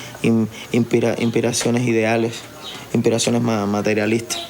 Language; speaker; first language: Spanish; native; Spanish